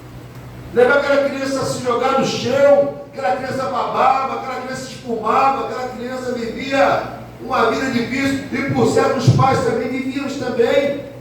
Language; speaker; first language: Portuguese; native; Portuguese